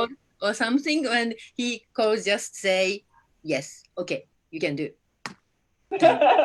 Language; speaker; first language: English; non-native, learner; Japanese